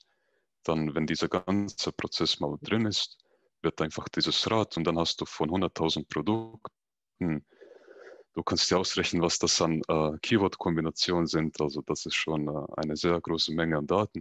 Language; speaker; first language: German; native; German